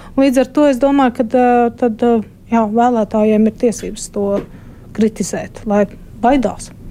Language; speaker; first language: Latvian; native; Latvian